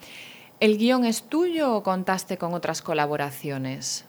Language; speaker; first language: Spanish; native; Spanish